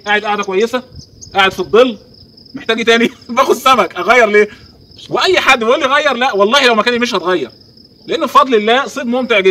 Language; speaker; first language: Arabic; native; Arabic